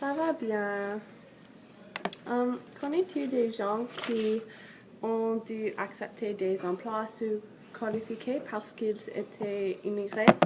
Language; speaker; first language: French; non-native, learner; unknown